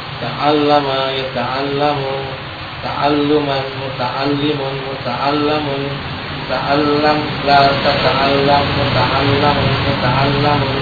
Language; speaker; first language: Arabic; non-native, learner; Indonesian